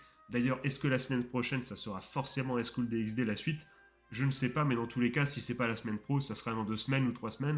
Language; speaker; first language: French; native; French